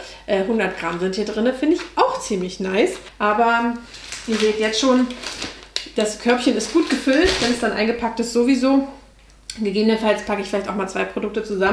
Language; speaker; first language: German; native; German